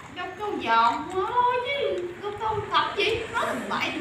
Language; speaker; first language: Vietnamese; native; Vietnamese